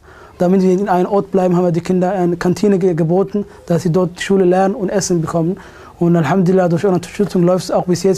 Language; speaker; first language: German; early bilingual, other home language; Somali